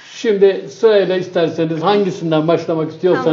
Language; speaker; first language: Turkish; native; Turkish